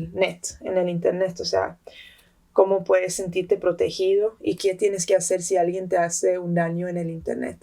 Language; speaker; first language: Spanish; early bilingual, heritage; Spanish